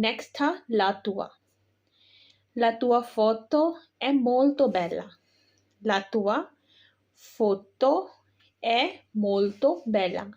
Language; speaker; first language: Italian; non-native, fluent; Urdu